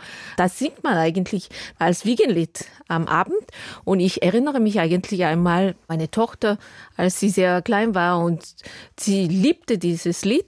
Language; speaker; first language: German; non-native, fluent; Korean